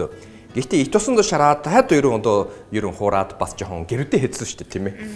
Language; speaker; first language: Mongolian; non-native, fluent; Japanese